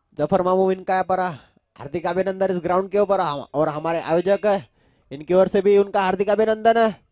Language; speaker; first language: Hindi; non-native, local second language; Marathi